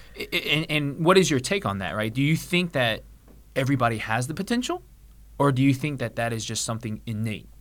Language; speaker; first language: English; native; English